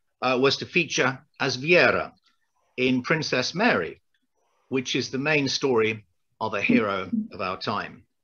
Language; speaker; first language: English; native; English